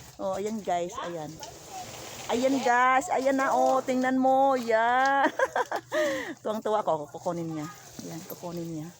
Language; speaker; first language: Filipino; non-native, local second language; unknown